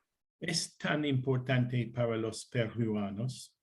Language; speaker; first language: Spanish; non-native, learner; English